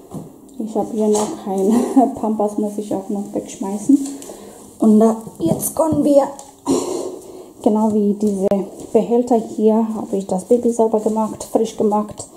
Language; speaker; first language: German; non-native, fluent; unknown